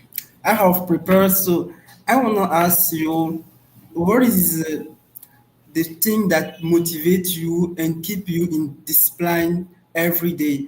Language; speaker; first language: English; non-native, learner; French